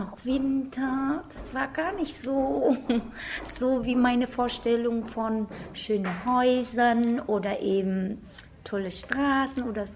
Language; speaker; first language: German; non-native, fluent; Vietnamese